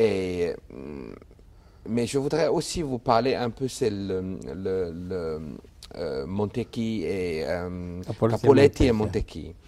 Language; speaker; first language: French; non-native, fluent; Chinese